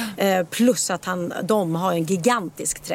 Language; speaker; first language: Swedish; native; Swedish